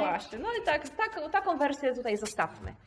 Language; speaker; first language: Polish; native; Polish